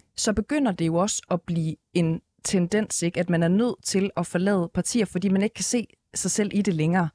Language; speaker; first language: Danish; native; Danish